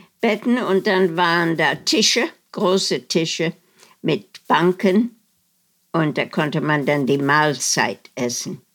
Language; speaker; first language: German; non-native, fluent; Dutch